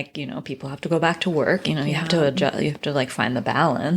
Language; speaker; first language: English; native; English